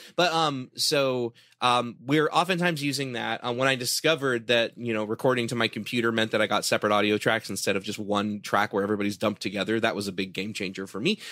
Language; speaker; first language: English; native; English